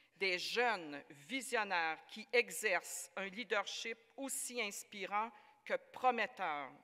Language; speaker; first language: French; native; French